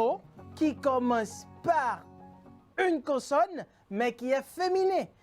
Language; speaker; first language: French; non-native, fluent; Spanish